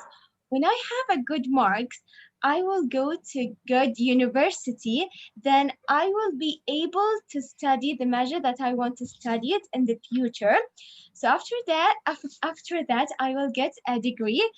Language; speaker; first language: English; non-native, learner; Arabic